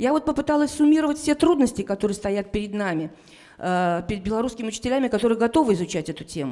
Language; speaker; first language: Russian; native; Russian